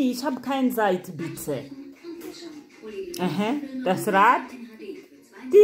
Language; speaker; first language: German; non-native, local second language; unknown